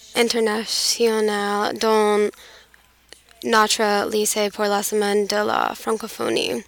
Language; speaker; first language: French; non-native, learner; English